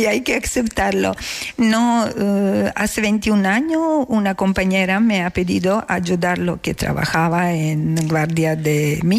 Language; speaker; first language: Spanish; non-native, learner; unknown